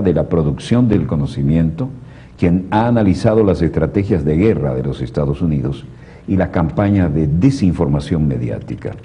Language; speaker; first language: Spanish; native; Spanish